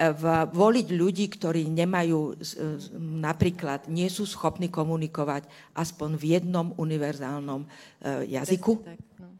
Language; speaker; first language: Slovak; native; Slovak